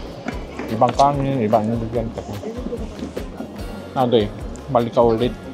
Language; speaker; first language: Filipino; non-native, learner; Korean